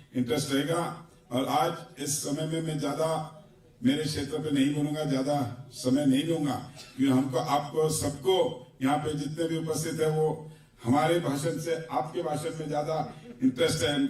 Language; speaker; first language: Hindi; non-native, local second language; Marathi